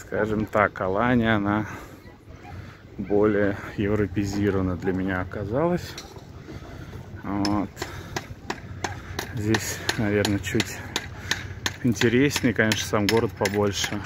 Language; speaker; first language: Russian; native; Russian